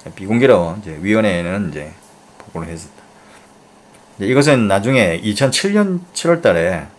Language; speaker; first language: Korean; native; Korean